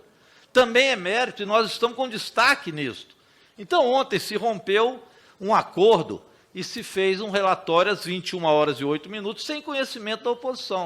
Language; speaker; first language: Portuguese; native; Portuguese